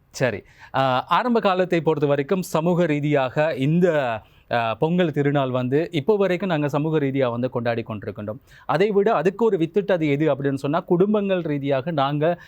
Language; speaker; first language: Tamil; native; Tamil